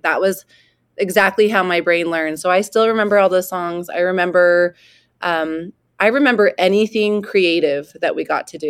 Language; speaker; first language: English; native; English